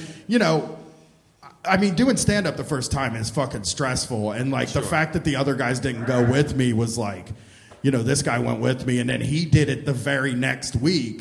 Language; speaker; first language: English; native; English